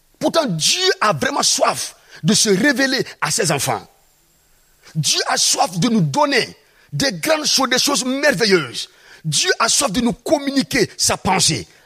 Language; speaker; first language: French; non-native, local second language; Mossi